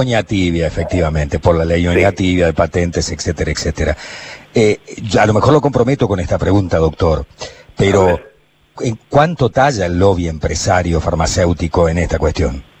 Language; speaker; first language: Spanish; native; Spanish